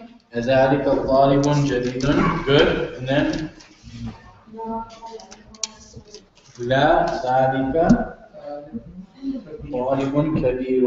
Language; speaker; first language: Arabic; non-native, fluent; English